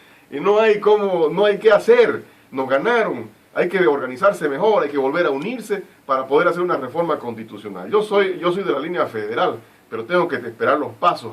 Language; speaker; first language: Spanish; native; Spanish